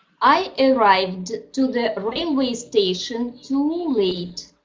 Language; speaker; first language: English; non-native, learner; Russian